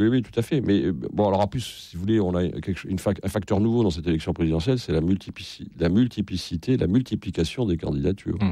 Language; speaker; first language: French; native; French